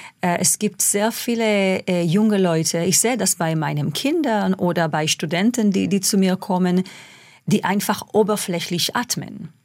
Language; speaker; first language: German; non-native, fluent; Hebrew